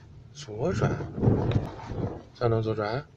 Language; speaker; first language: Chinese; native; Chinese